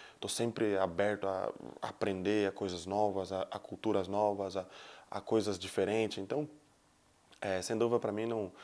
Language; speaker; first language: Portuguese; native; Portuguese